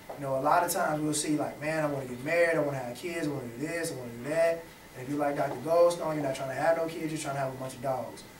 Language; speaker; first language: English; native; English